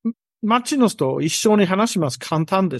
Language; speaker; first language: Japanese; non-native, learner; English